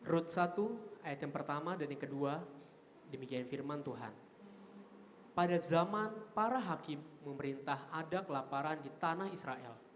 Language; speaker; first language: Indonesian; native; Indonesian